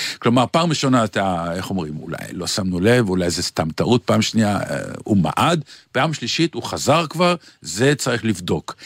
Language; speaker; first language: Hebrew; native; Hebrew